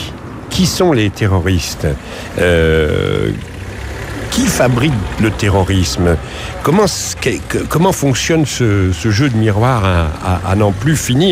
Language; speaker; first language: French; native; French